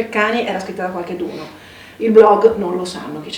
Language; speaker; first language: Italian; native; Italian